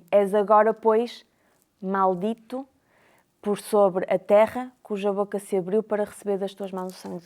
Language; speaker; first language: Portuguese; native; Portuguese